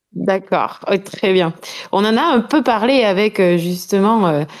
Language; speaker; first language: French; native; French